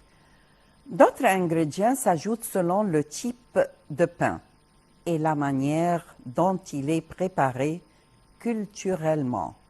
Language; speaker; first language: French; non-native, fluent; Arabic